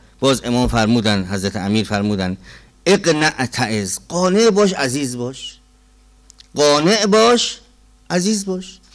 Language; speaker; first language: Persian; native; Persian